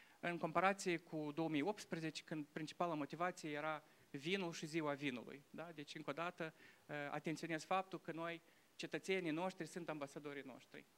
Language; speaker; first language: Romanian; non-native, local second language; Russian